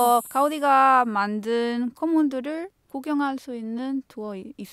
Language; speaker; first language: Korean; non-native, fluent; Spanish